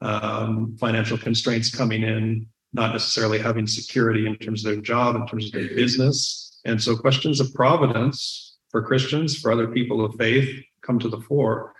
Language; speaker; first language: English; native; English